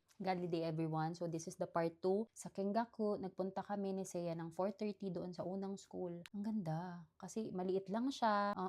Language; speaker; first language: Filipino; native; Filipino